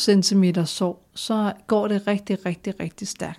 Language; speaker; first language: Danish; native; Danish